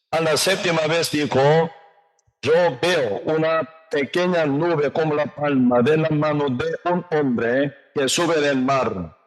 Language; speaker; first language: Spanish; non-native, learner; Korean